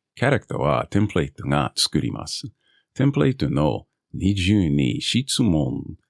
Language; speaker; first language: Japanese; non-native, learner; English